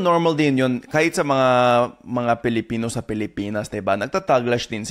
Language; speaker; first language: Filipino; non-native, fluent; English